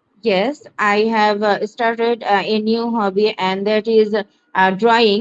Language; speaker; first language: English; non-native, learner; Bangla